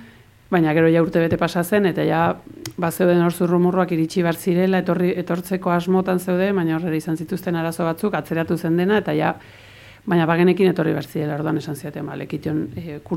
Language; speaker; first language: Basque; early bilingual, heritage; Spanish